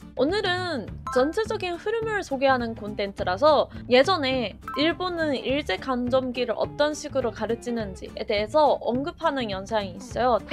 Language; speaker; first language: Korean; non-native, fluent; Japanese